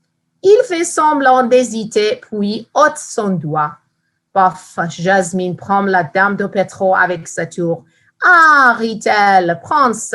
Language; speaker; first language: French; non-native, fluent; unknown